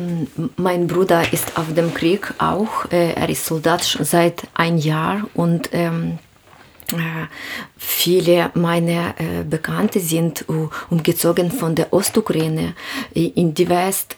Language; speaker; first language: German; non-native, learner; Ukrainian